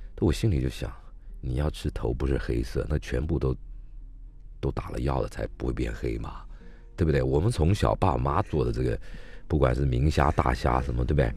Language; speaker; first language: Chinese; native; Chinese